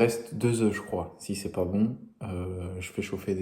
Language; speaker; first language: French; native; French